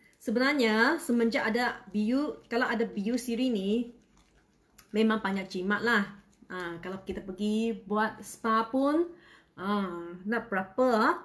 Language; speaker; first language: Malay; non-native, local second language; Chinese